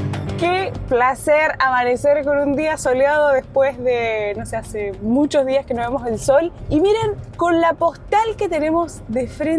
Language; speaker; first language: Spanish; native; Spanish